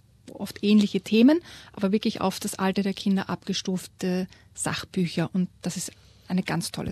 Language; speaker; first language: German; native; German